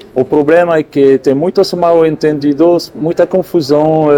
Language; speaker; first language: Portuguese; non-native, fluent; French